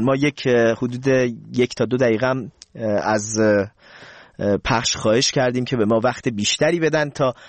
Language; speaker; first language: Persian; native; Persian